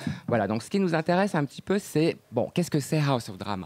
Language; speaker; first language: French; native; French